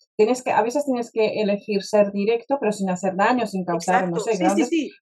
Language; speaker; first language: Spanish; non-native, fluent; Polish